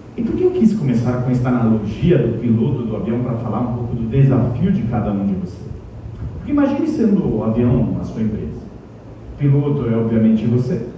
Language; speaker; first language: Portuguese; non-native, fluent; Italian